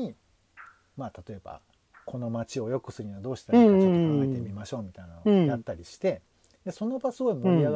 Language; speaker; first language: Japanese; native; Japanese